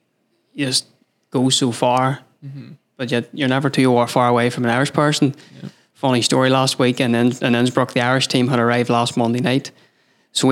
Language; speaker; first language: English; native; English